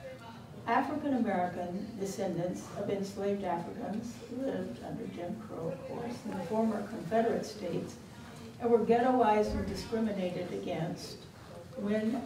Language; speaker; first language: English; native; English